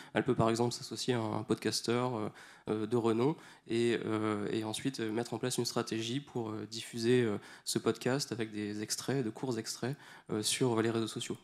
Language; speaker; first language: French; native; French